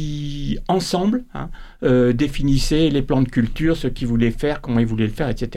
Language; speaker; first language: French; native; French